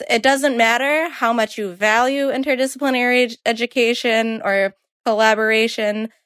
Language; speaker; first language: English; native; English